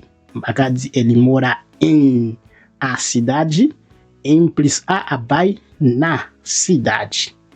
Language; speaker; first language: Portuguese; non-native, fluent; Haitian Creole